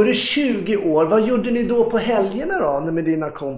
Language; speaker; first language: Swedish; native; Swedish